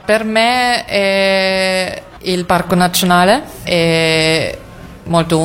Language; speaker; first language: Italian; non-native, fluent; German